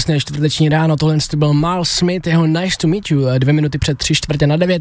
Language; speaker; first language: Czech; native; Czech